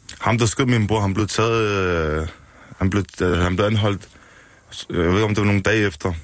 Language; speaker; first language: Danish; early bilingual, other home language; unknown